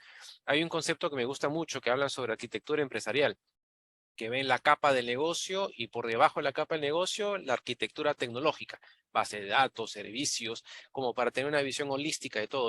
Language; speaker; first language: Spanish; native; Spanish